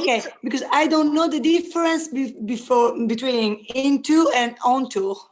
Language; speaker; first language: English; non-native, learner; Italian